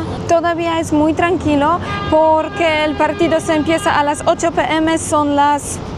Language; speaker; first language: Spanish; non-native, fluent; Polish